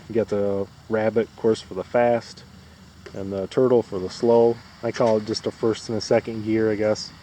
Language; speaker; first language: English; native; English